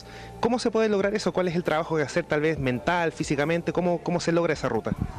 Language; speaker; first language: Spanish; native; Spanish